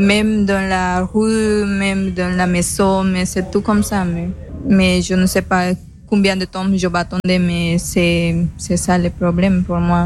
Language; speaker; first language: French; non-native, learner; Spanish